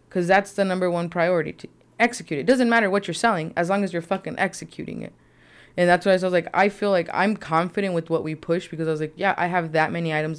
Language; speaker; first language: English; early bilingual, other home language; Spanish